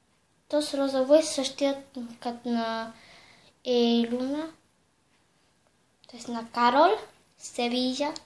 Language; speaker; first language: Bulgarian; early bilingual, heritage; Bulgarian